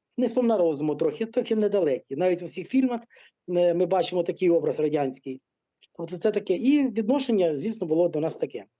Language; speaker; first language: Ukrainian; non-native, local second language; Russian